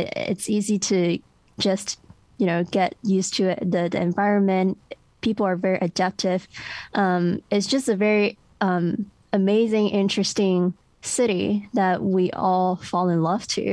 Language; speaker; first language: English; non-native, local second language; Cantonese